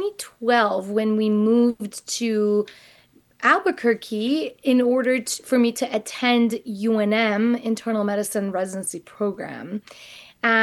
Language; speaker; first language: English; non-native, fluent; Persian